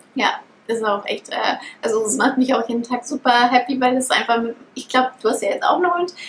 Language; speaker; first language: German; native; German